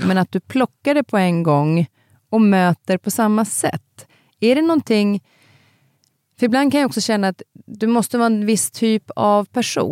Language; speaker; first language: Swedish; native; Swedish